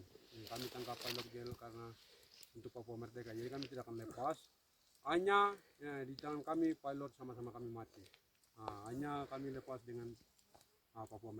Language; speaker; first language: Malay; non-native, local second language; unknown